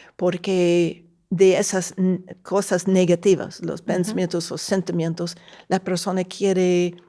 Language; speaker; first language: Spanish; non-native, fluent; English